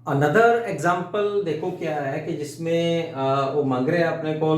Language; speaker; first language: Hindi; non-native, local second language; Punjabi